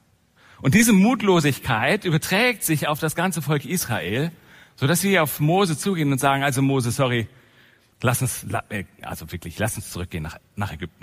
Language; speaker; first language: German; native; German